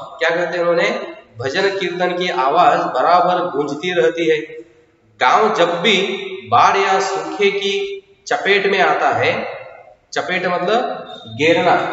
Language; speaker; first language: Hindi; non-native, local second language; Kannada